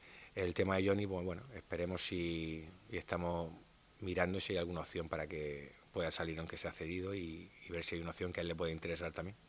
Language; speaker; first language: Spanish; native; Spanish